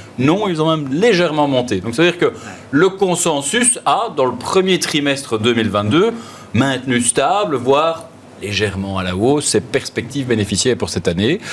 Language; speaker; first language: French; native; French